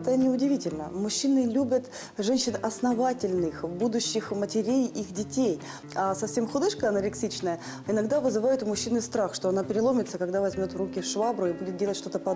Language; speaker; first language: Russian; native; Russian